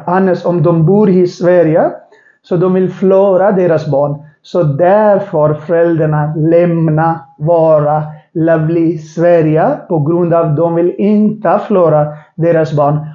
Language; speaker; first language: Swedish; non-native, learner; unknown